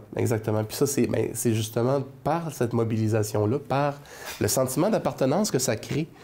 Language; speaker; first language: French; native; French